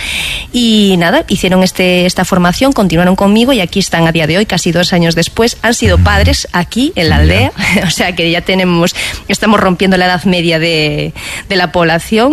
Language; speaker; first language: Spanish; native; Spanish